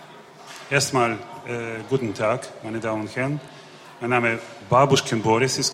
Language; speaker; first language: German; non-native, fluent; Russian